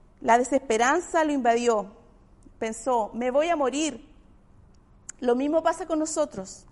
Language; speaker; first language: Spanish; native; Spanish